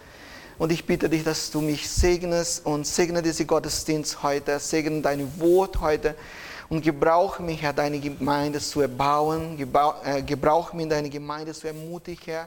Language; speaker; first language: German; non-native, fluent; Portuguese